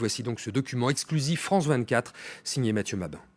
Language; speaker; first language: French; native; French